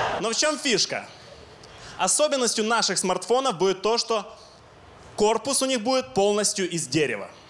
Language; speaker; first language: Russian; non-native, local second language; Ukrainian